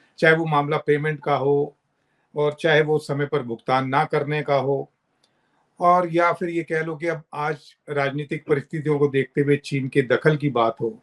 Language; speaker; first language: Hindi; native; Hindi